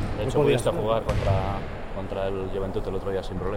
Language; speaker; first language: Spanish; native; Spanish